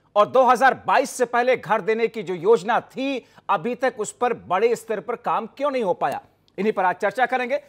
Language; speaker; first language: Hindi; native; Hindi